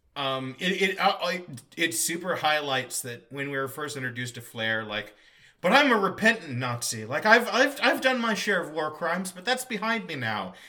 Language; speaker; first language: English; native; English